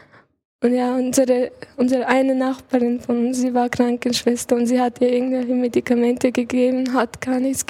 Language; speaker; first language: German; early bilingual, other home language; Chechen